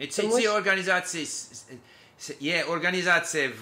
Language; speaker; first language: Ukrainian; non-native, learner; English